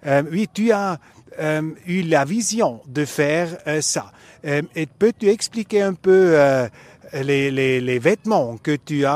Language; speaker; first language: French; non-native, fluent; German